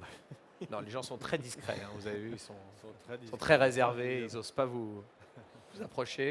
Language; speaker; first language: French; native; French